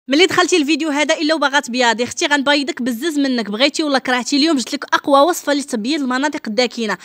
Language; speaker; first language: Arabic; native; Arabic